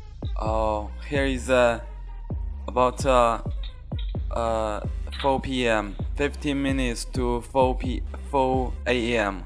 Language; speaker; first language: English; non-native, learner; Chinese